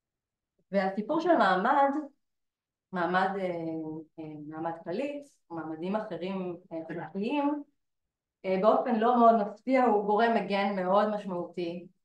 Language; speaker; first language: Hebrew; native; Hebrew